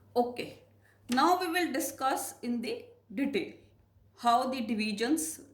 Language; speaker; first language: English; non-native, local second language; Punjabi